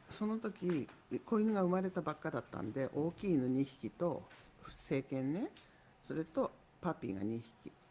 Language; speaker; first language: Japanese; native; Japanese